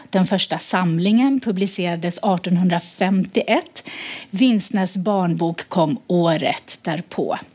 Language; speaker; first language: Swedish; native; Swedish